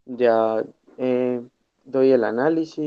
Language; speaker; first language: Spanish; native; Spanish